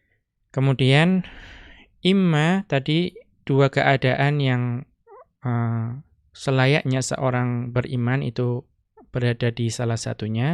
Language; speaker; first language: Indonesian; native; Indonesian